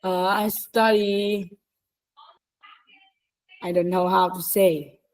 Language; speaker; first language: English; non-native, learner; Vietnamese